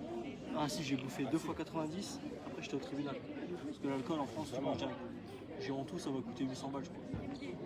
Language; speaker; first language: French; native; French